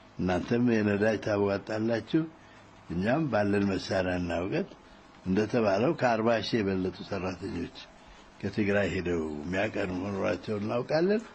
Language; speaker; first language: Amharic; non-native, local second language; Tigrinya